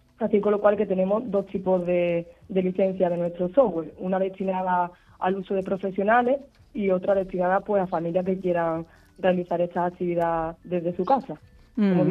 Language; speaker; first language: Spanish; native; Spanish